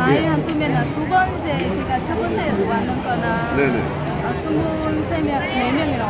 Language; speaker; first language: Korean; non-native, learner; Vietnamese